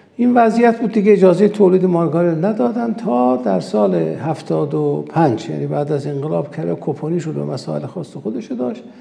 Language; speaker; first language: Persian; non-native, local second language; Azerbaijani